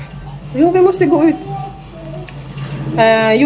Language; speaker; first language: Swedish; non-native, learner; Filipino